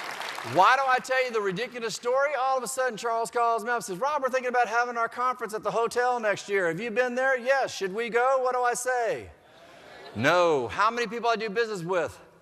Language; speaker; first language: English; native; English